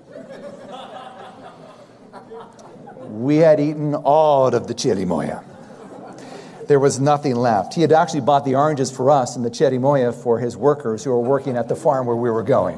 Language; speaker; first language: English; native; English